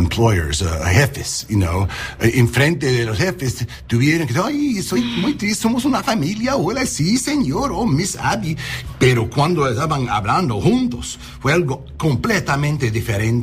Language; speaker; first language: Spanish; early bilingual, heritage; English